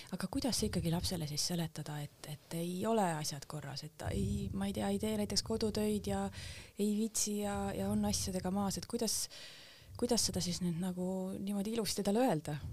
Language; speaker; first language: Estonian; native; Estonian